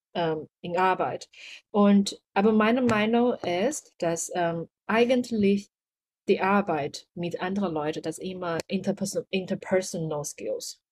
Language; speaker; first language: German; non-native, learner; Chinese